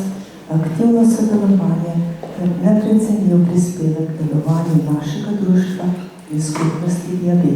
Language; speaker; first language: Slovenian; native; Slovenian